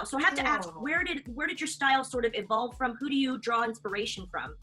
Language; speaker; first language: English; native; English